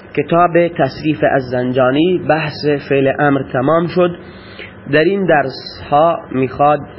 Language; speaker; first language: Persian; non-native, local second language; Baluchi